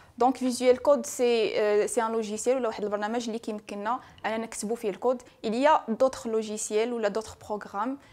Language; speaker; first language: French; non-native, local second language; Arabic